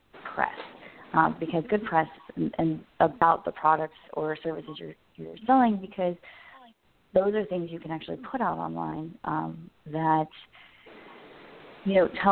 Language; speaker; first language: English; native; English